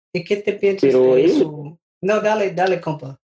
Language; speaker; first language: Spanish; non-native, learner; English